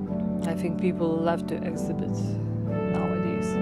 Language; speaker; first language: English; non-native, fluent; Lithuanian